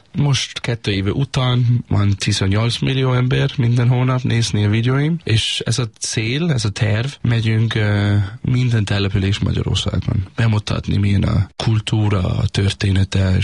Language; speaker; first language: Hungarian; non-native, learner; Danish